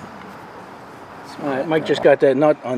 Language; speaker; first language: English; native; English